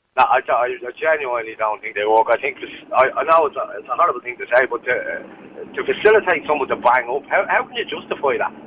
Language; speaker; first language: English; native; English